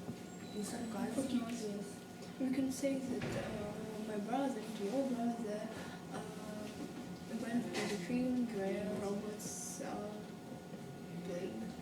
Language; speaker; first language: English; non-native, fluent; Russian